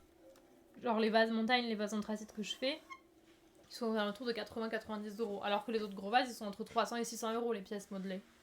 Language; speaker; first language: French; native; French